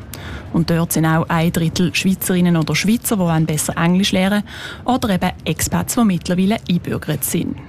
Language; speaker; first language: German; native; German